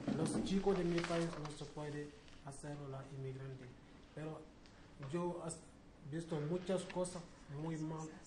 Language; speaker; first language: Spanish; non-native, learner; Wolof